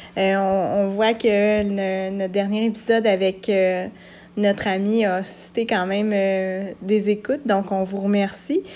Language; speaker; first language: French; native; French